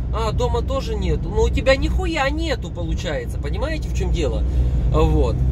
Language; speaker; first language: Russian; native; Russian